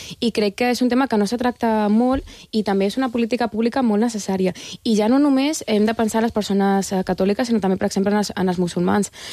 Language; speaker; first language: Catalan; non-native, local second language; Spanish